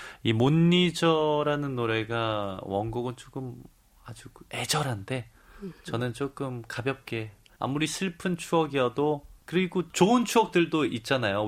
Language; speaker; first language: Korean; early bilingual, heritage; Korean